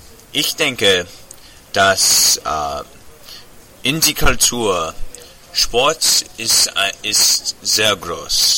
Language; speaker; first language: German; non-native, learner; English